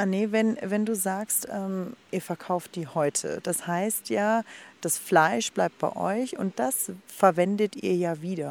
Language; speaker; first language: German; native; German